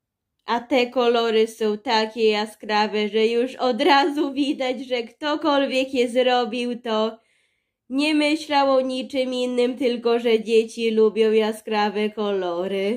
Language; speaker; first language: Polish; early bilingual, heritage; Polish